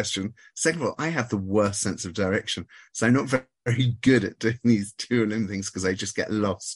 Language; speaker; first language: English; native; English